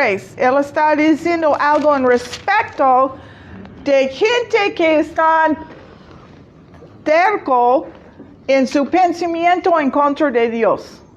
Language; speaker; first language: Spanish; non-native, fluent; English